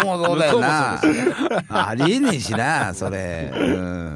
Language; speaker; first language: Japanese; native; Japanese